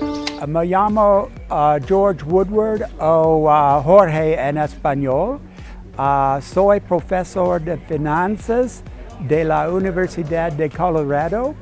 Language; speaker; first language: Spanish; non-native, learner; English